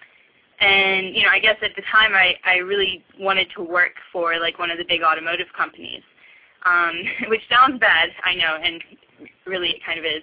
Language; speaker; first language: English; native; English